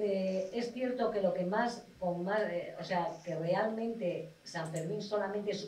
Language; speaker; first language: Spanish; native; Spanish